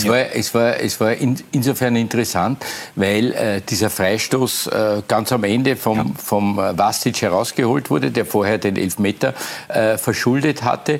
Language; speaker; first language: German; native; German